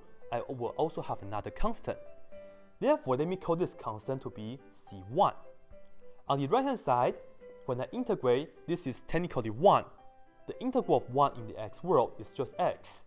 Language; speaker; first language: English; non-native, fluent; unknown